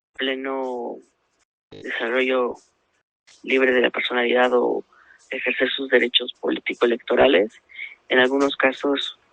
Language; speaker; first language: Spanish; native; Spanish